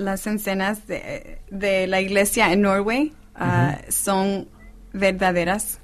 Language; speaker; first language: Spanish; non-native, fluent; English